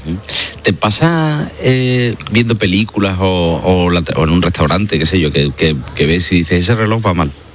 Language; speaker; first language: Spanish; native; Spanish